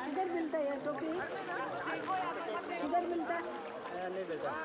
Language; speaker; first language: Hindi; non-native, local second language; Kannada